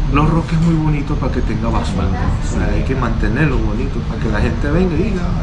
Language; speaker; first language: Spanish; native; Spanish